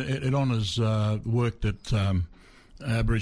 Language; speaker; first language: English; native; English